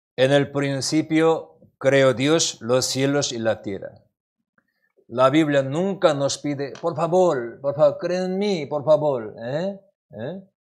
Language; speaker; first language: Spanish; non-native, learner; Korean